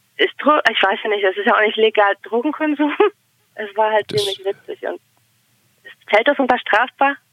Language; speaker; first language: German; native; German